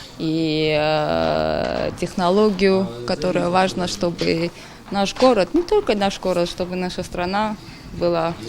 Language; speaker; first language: Russian; non-native, fluent; Georgian